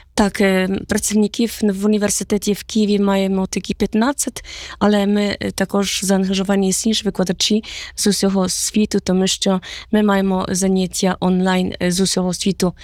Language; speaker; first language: Polish; non-native, learner; Ukrainian